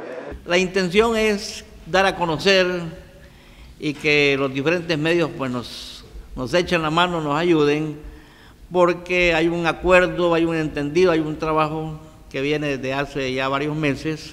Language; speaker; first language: Spanish; native; Spanish